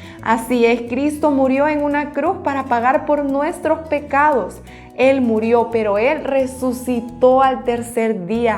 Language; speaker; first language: Spanish; native; Spanish